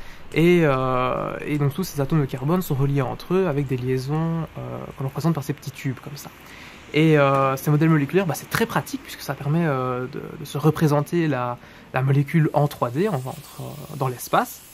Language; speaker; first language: French; native; French